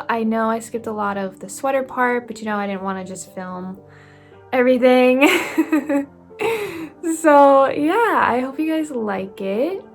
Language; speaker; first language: English; native; English